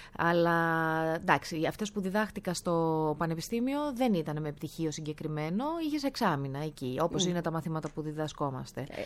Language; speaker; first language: Greek; native; Greek